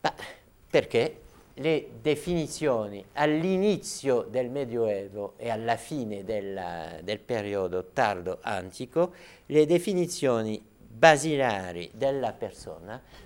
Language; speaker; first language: Italian; non-native, fluent; French